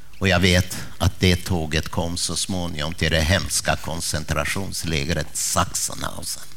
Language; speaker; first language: Swedish; early bilingual, other home language; Polish